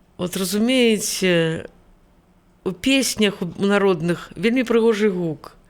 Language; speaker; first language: Belarusian; native; Belarusian